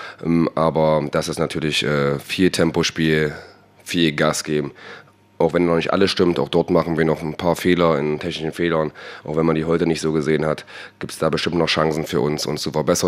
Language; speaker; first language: German; native; German